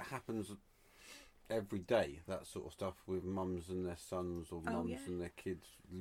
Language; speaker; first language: English; native; English